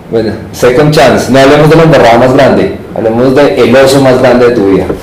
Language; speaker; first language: Spanish; native; Spanish